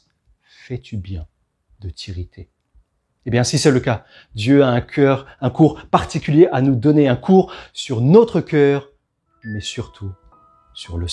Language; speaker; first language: French; native; French